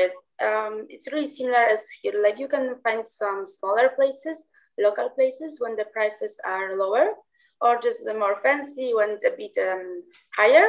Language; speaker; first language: English; non-native, fluent; Polish